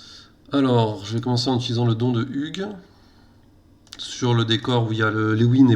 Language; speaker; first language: French; native; French